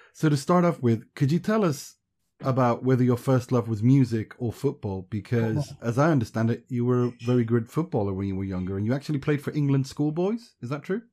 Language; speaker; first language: English; early bilingual, other home language; Persian